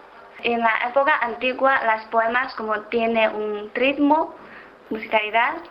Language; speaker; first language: Spanish; non-native, fluent; Chinese